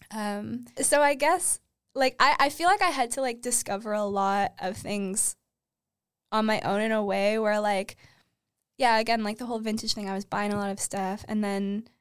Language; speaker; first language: English; native; English